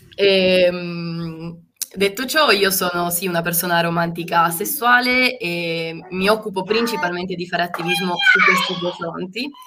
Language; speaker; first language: Italian; early bilingual, other home language; Spanish